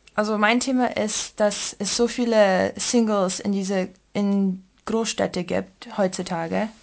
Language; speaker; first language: German; non-native, fluent; English